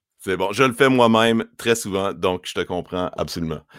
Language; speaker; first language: French; native; French